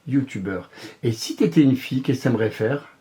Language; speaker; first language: French; native; French